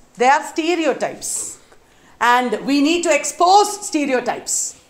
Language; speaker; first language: English; non-native, local second language; Malayalam